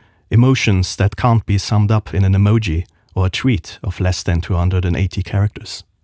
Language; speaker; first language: English; non-native, fluent; Luxembourgish